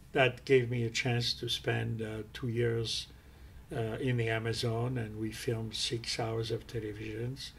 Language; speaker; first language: English; non-native, fluent; French